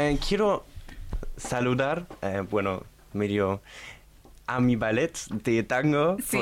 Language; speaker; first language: Spanish; non-native, learner; German